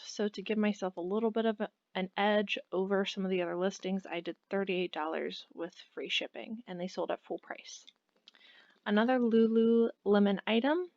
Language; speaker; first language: English; native; English